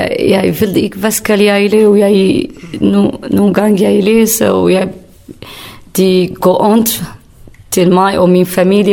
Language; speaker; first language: Danish; non-native, learner; Kurdish